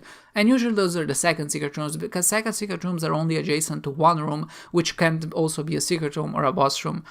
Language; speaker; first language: English; non-native, fluent; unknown